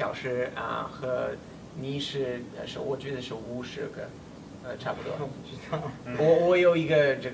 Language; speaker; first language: Chinese; non-native, learner; English